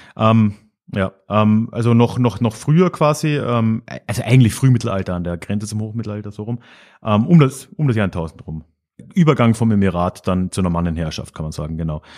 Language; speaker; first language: German; native; German